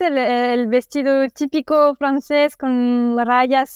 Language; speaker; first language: Spanish; non-native, learner; French